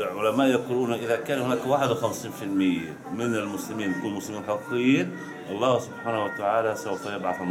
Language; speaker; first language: Arabic; native; Arabic